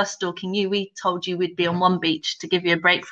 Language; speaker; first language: English; native; English